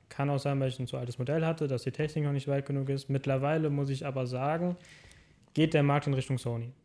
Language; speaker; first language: German; native; German